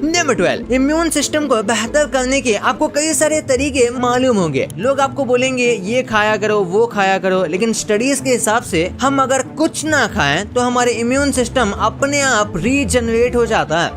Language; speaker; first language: Hindi; native; Hindi